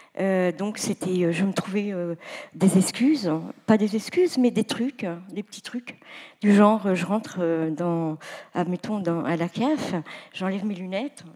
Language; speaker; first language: French; native; French